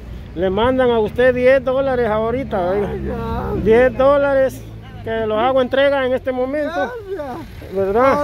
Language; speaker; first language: Spanish; native; Spanish